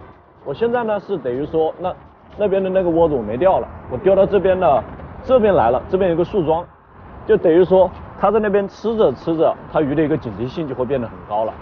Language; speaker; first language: Chinese; native; Chinese